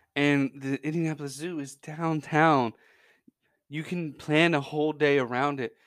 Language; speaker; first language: English; native; English